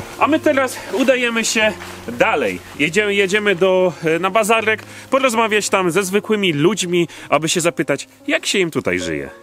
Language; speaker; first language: Polish; native; Polish